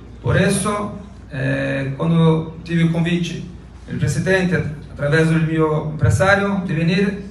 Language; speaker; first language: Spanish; non-native, learner; Portuguese